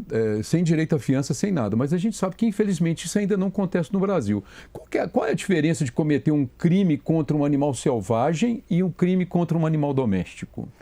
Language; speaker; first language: Portuguese; native; Portuguese